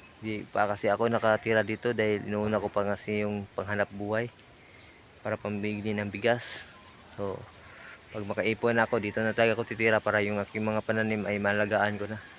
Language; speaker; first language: Filipino; non-native, local second language; Cebuano